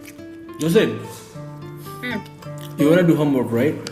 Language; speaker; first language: English; non-native, learner; Indonesian